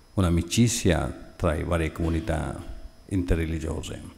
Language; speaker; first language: Italian; non-native, fluent; Urdu